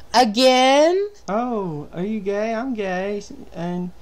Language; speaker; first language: English; native; English